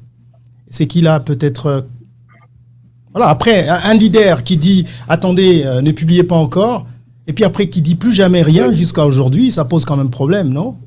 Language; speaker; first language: French; non-native, local second language; Lingala